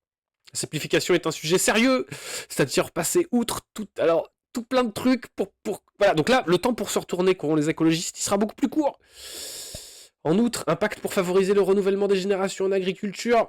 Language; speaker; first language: French; native; French